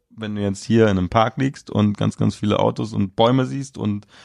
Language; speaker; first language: German; native; German